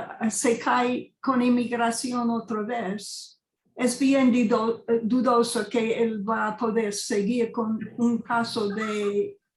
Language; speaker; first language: Spanish; non-native, fluent; English